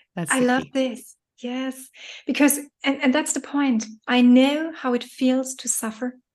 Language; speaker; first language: English; non-native, fluent; German